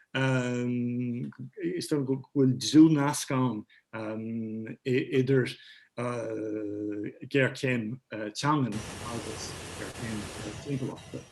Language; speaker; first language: Irish; non-native, local second language; English